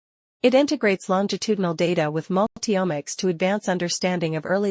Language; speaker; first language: English; non-native, fluent; Chinese